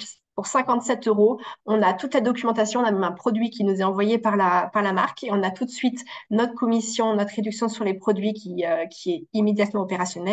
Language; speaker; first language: French; native; French